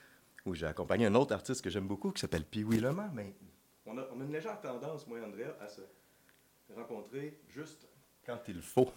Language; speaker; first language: French; native; French